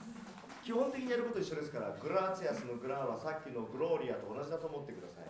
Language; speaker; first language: Japanese; native; Japanese